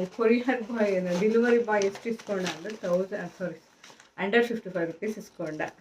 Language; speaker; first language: Kannada; non-native, local second language; Telugu